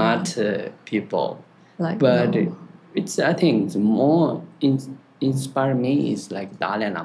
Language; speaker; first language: English; non-native, learner; Tibetan